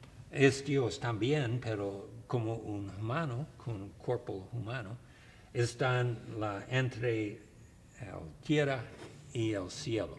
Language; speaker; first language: Spanish; non-native, learner; English